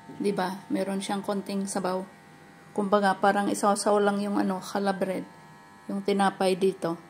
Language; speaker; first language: Filipino; native; Filipino